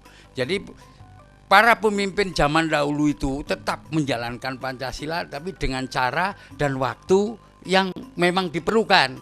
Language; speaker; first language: Indonesian; native; Indonesian